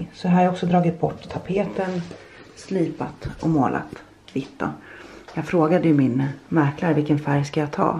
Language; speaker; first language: Swedish; native; Swedish